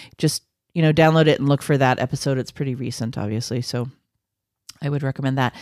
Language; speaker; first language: English; native; English